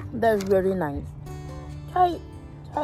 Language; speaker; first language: English; non-native, learner; Thai